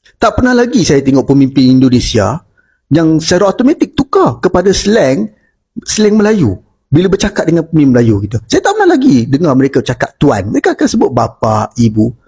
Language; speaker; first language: Malay; native; Malay